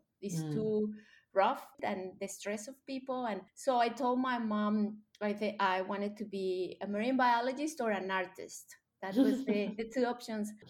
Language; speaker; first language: English; non-native, fluent; Spanish